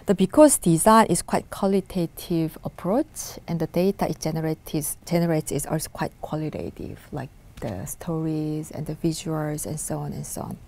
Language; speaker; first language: English; non-native, fluent; Korean